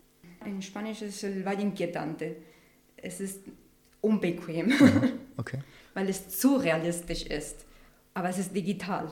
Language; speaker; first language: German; non-native, learner; Spanish